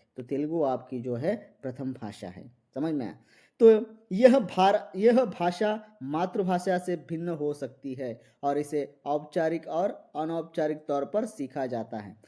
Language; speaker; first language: Hindi; non-native, local second language; Marathi